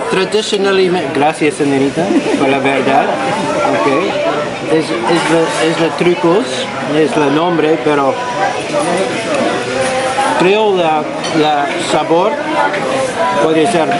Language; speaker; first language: Spanish; non-native, learner; English